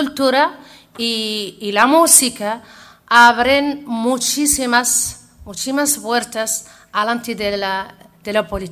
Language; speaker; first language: Spanish; non-native, learner; Arabic